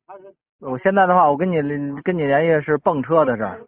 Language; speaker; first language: Chinese; native; Chinese